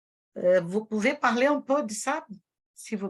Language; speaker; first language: French; non-native, fluent; Portuguese